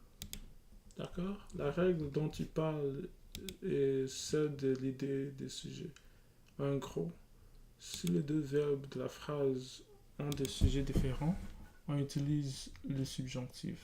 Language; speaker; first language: French; non-native, learner; English